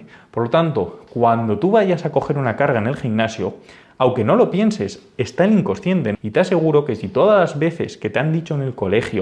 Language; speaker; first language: Spanish; native; Spanish